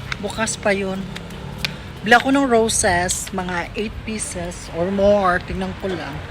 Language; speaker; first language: Filipino; native; Filipino